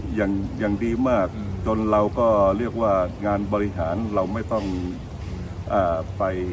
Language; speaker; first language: Thai; native; Thai